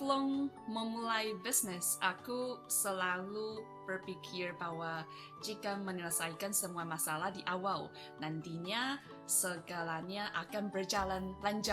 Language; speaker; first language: Indonesian; non-native, fluent; Chinese